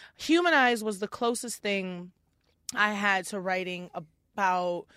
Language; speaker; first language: English; native; English